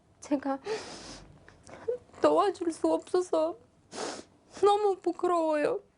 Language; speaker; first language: Korean; non-native, learner; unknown